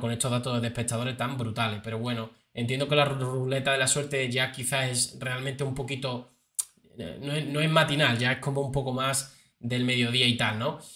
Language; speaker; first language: Spanish; native; Spanish